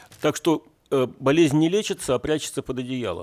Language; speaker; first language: Russian; native; Russian